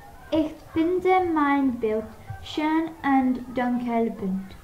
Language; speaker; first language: German; non-native, learner; English